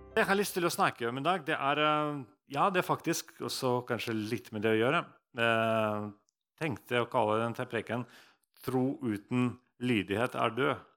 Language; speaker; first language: Norwegian; non-native, fluent; Russian